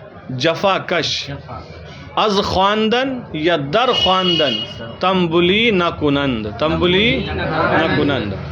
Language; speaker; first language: Persian; non-native, fluent; Urdu